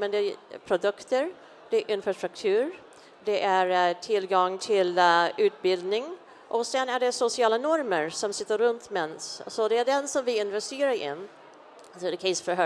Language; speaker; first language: Swedish; non-native, fluent; English